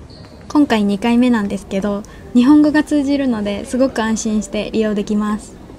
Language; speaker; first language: Japanese; native; Japanese